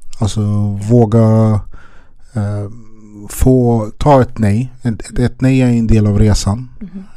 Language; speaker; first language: Swedish; early bilingual, other home language; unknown